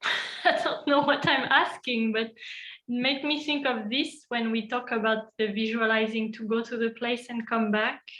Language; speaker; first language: English; non-native, fluent; French